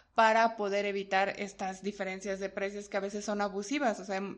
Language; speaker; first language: Spanish; native; Spanish